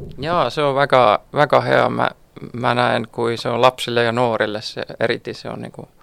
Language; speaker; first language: Estonian; non-native, learner; Finnish